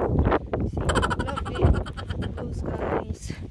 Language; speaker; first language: English; non-native, local second language; Filipino